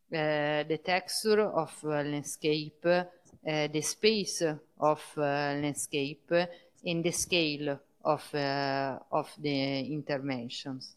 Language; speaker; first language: English; non-native, fluent; Italian